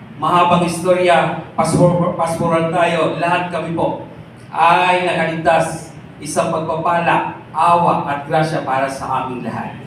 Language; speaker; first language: Filipino; non-native, local second language; Masbatenyo